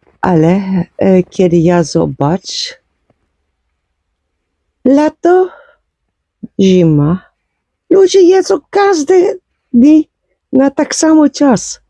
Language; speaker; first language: Polish; non-native, learner; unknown